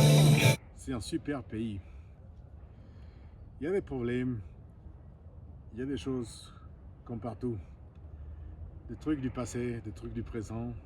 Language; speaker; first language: French; non-native, fluent; Spanish